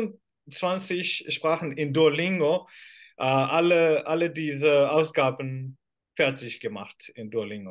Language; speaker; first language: German; non-native, fluent; Finnish